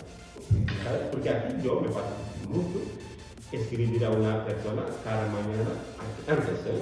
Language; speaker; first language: Spanish; non-native, learner; Fula